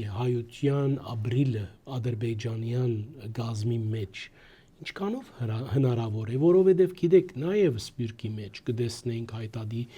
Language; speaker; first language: Armenian; early bilingual, heritage; Armenian